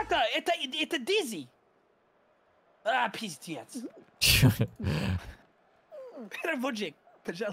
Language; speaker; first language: Russian; non-native, learner; English